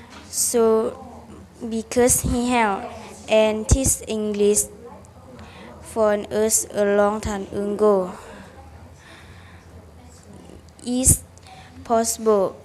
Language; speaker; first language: English; non-native, learner; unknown